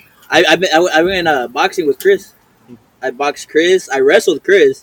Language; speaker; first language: English; early bilingual, other home language; Spanish